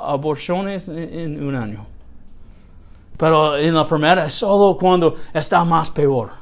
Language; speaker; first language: Spanish; non-native, learner; English